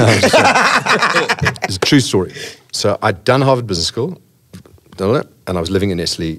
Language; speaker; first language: English; native; English